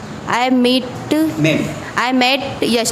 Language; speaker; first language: English; non-native, learner; Hindi